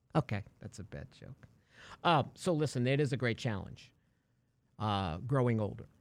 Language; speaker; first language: English; native; English